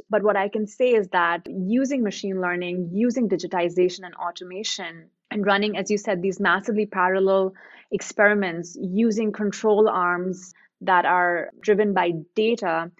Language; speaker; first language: English; non-native, local second language; Hindi